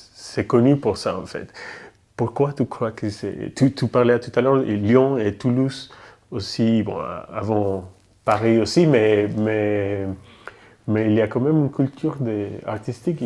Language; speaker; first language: French; non-native, fluent; Spanish